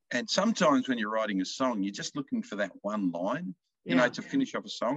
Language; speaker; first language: English; native; English